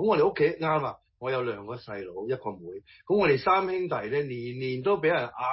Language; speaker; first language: Chinese; early bilingual, heritage; Cantonese